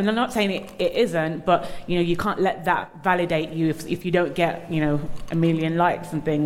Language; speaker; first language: English; native; English